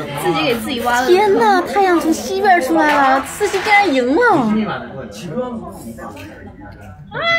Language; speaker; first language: Chinese; native; Chinese